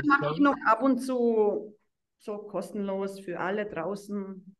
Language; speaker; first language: German; non-native, fluent; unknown